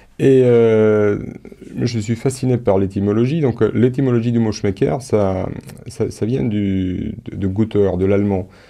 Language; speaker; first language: French; non-native, fluent; Romanian